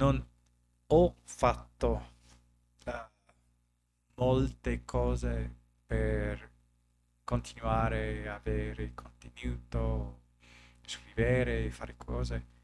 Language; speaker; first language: Italian; non-native, learner; English